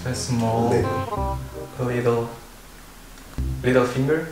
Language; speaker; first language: English; non-native, learner; Indonesian